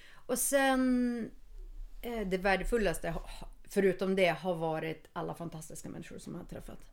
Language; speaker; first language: Swedish; early bilingual, heritage; Swedish